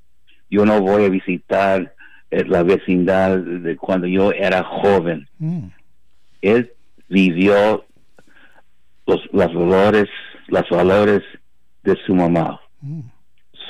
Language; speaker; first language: Spanish; early bilingual, heritage; Spanish